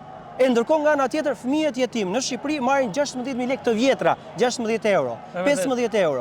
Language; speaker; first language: Albanian; native; Albanian